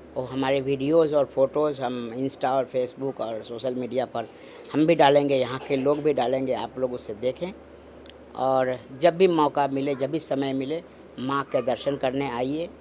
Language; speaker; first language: Hindi; native; Hindi